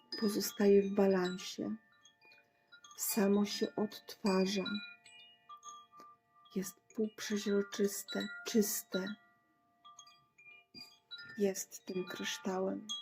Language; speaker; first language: Polish; native; Polish